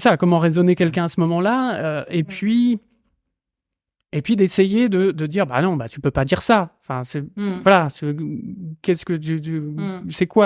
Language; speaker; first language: French; native; French